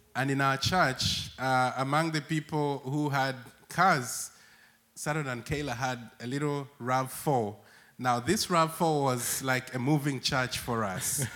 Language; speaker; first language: English; non-native, local second language; Acoli